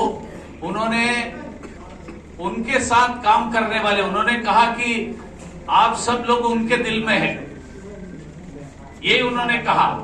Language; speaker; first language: Hindi; non-native, local second language; Malayalam